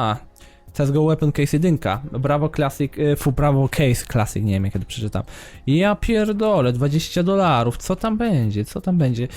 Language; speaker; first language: Polish; native; Polish